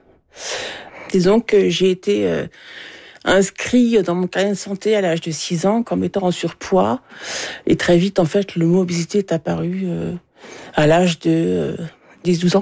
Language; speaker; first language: French; native; French